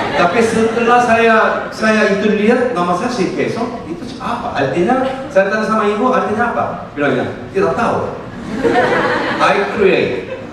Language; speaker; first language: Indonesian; non-native, learner; Korean